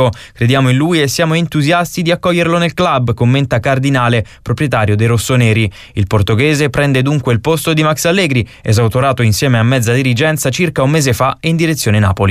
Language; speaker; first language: Italian; native; Italian